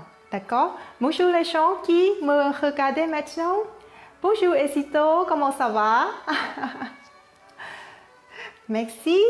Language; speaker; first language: French; non-native, learner; Thai